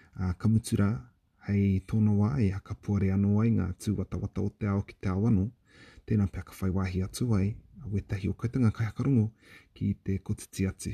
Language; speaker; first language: Māori; native; Māori